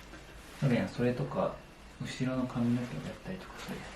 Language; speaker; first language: Japanese; native; Japanese